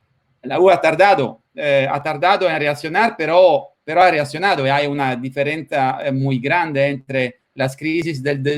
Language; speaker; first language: Spanish; non-native, fluent; Italian